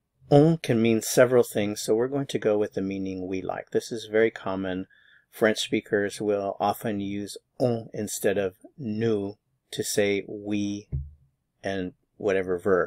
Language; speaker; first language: English; native; English